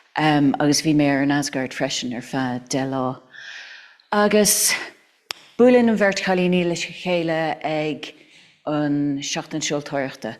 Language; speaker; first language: Irish; non-native, local second language; English